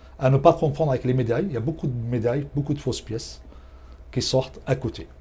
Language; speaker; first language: French; non-native, fluent; Arabic